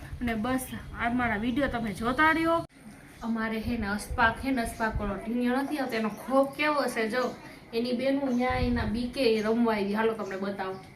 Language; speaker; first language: Gujarati; non-native, local second language; Kachhi